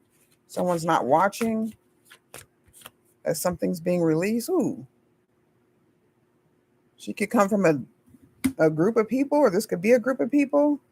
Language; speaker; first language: English; native; English